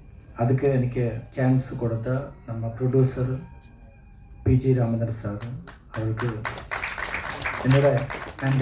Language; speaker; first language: Tamil; non-native, learner; Malayalam